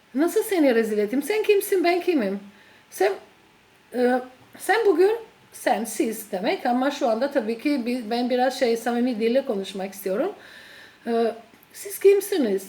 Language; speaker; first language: Turkish; non-native, fluent; Albanian